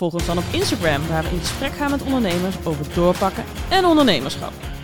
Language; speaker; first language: Dutch; native; Dutch